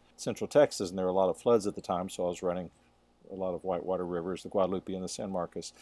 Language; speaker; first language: English; native; English